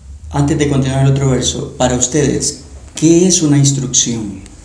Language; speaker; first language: Spanish; native; Spanish